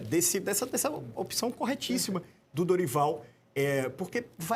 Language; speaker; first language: Portuguese; native; Portuguese